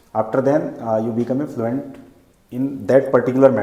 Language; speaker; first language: English; non-native, local second language; Hindi